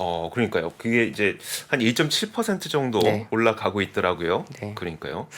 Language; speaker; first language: Korean; native; Korean